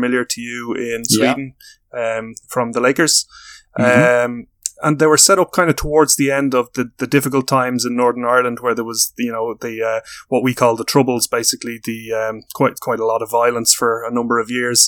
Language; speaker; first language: English; native; English